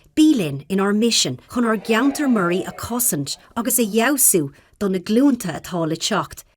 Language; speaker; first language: Irish; non-native, local second language; English